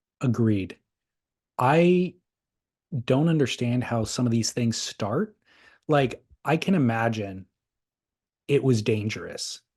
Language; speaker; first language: English; native; English